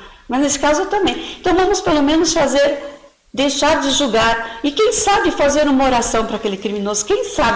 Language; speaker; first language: Portuguese; native; Portuguese